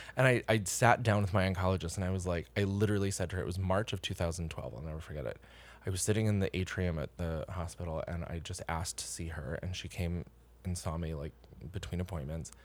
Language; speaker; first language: English; native; English